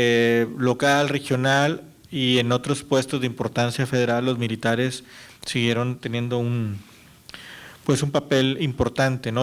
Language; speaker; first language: Spanish; native; Spanish